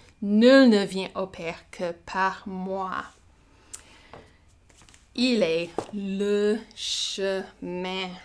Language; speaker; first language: French; native; French